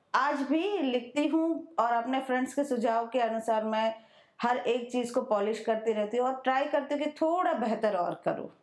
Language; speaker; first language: Hindi; non-native, local second language; Malayalam